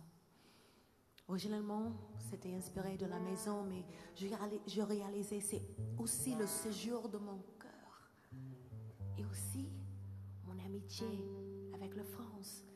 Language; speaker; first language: French; non-native, learner; English